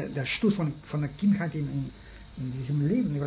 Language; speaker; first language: German; non-native, fluent; Romanian